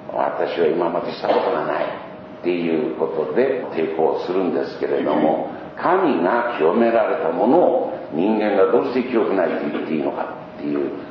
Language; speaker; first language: Japanese; native; Japanese